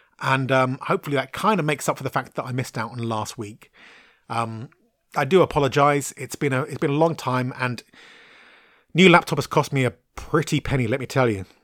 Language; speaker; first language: English; native; English